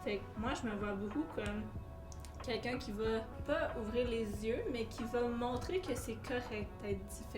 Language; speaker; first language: French; native; French